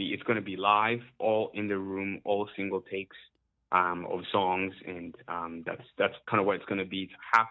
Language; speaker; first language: English; non-native, local second language; Ganda